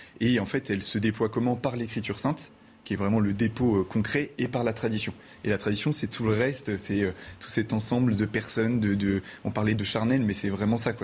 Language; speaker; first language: French; native; French